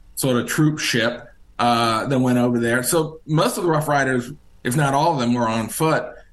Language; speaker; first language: English; native; English